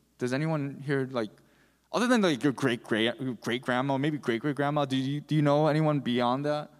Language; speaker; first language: English; early bilingual, other home language; Korean